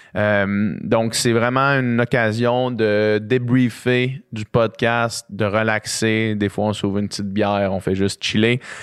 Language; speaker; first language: French; native; French